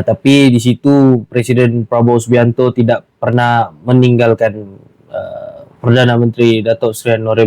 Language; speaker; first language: Malay; native; Malay